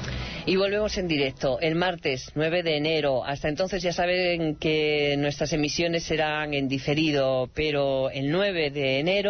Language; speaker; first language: Spanish; native; Spanish